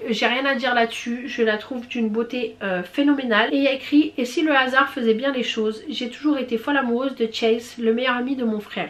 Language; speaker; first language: French; early bilingual, other home language; Portuguese